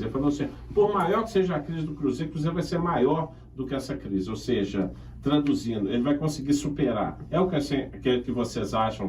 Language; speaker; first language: Portuguese; native; Portuguese